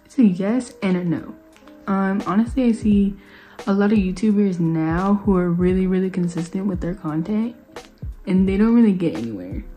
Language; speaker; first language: English; native; English